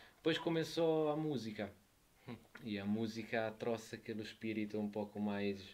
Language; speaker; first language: Portuguese; non-native, fluent; Italian